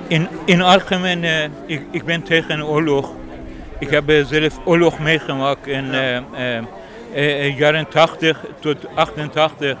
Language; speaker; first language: Dutch; non-native, learner; Persian